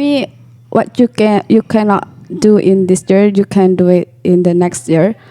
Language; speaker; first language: English; non-native, learner; Indonesian